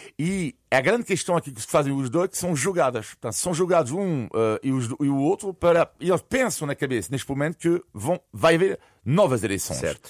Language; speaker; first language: Portuguese; non-native, fluent; French